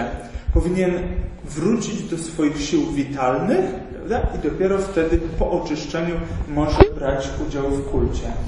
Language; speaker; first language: Polish; native; Polish